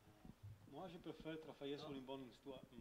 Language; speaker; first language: French; non-native, learner; Italian